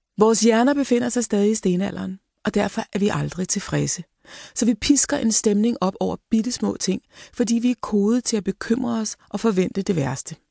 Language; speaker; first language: Danish; native; Danish